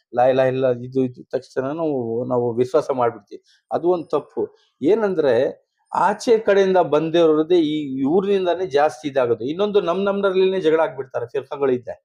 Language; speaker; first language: Kannada; non-native, local second language; Urdu